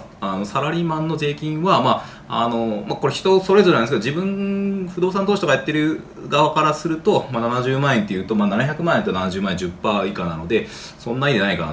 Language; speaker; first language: Japanese; native; Japanese